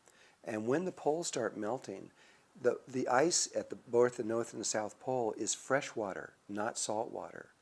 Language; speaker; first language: English; native; English